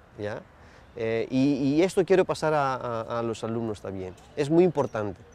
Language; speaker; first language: Spanish; non-native, fluent; Greek